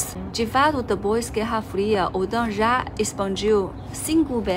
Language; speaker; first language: Portuguese; non-native, fluent; Chinese